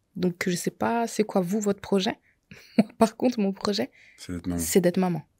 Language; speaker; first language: French; native; French